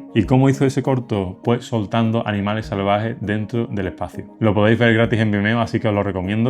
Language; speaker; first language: Spanish; native; Spanish